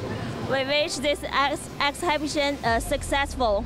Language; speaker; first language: English; non-native, learner; Chinese